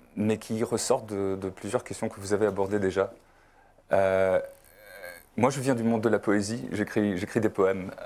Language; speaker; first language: French; non-native, fluent; Polish